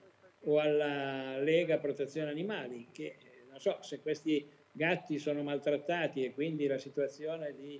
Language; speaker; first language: Italian; native; Italian